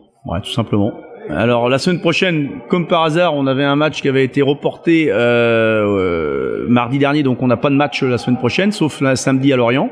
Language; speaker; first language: French; native; French